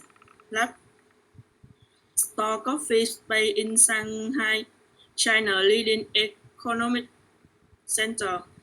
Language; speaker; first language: English; non-native, learner; Vietnamese